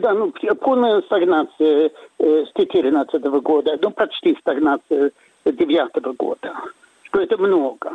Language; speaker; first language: Russian; non-native, fluent; Swedish